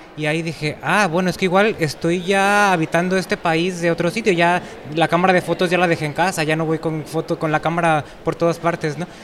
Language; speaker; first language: Spanish; native; Spanish